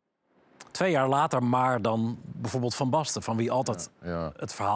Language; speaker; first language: Dutch; native; Dutch